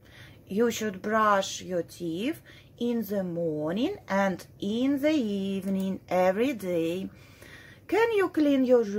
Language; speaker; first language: English; non-native, fluent; Russian